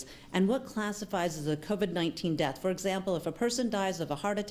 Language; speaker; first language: English; native; English